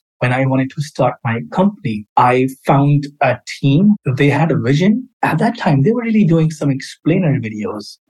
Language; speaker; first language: English; non-native, local second language; Urdu